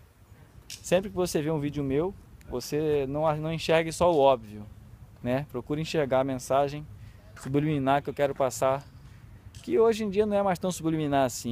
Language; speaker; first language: Portuguese; native; Portuguese